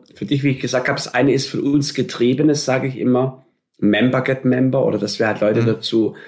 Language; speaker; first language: German; native; German